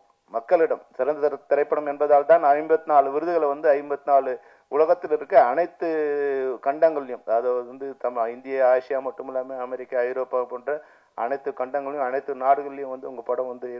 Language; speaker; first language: Tamil; native; Tamil